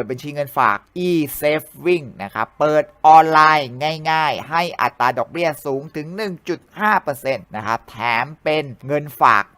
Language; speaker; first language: Thai; native; Thai